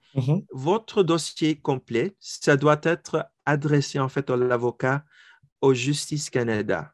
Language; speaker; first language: French; non-native, fluent; Filipino